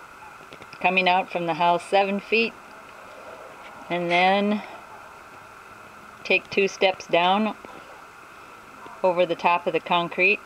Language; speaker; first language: English; native; English